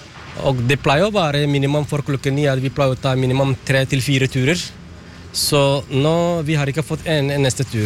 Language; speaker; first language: Norwegian; non-native, fluent; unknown